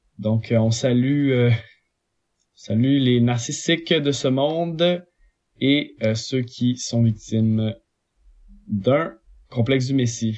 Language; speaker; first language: French; native; French